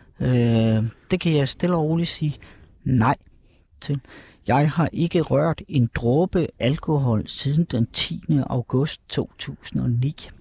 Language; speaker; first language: Danish; native; Danish